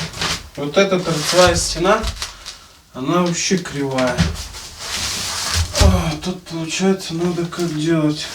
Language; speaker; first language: Russian; native; Russian